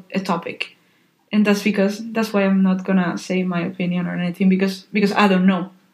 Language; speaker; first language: English; non-native, fluent; Spanish